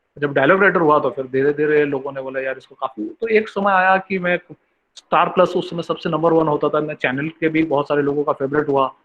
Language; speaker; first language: Hindi; non-native, local second language; Bangla